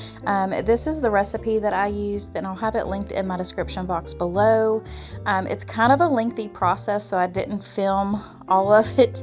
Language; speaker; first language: English; native; English